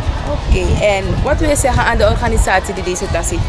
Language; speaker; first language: Dutch; native; Dutch